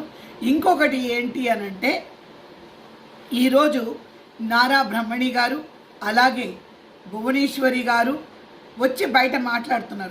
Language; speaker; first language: Telugu; native; Telugu